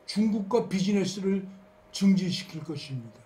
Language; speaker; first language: Korean; native; Korean